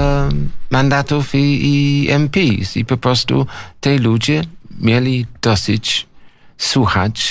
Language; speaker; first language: Polish; non-native, fluent; English